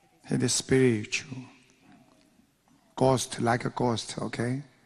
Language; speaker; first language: English; non-native, learner; Chinese